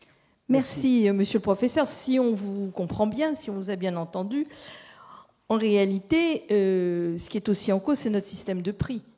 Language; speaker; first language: French; native; French